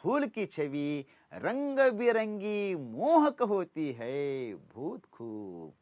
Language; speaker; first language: Hindi; non-native, local second language; Kannada